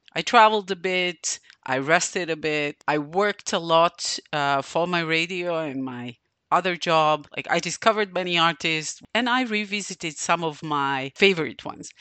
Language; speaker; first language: English; non-native, fluent; Serbian